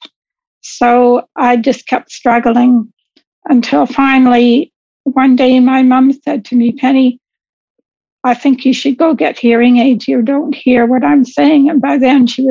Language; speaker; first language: English; native; English